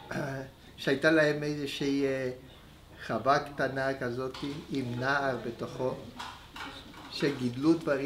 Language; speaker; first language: Hebrew; early bilingual, other home language; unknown